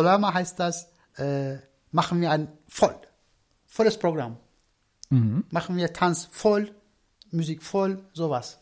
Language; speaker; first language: German; non-native, learner; Turkish